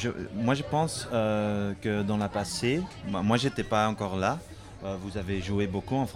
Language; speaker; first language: French; non-native, fluent; Dutch